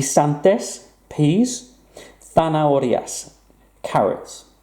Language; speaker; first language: Spanish; non-native, fluent; English